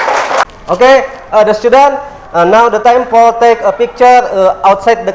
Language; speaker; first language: English; non-native, learner; Indonesian